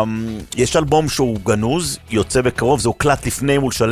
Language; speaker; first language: Hebrew; native; Hebrew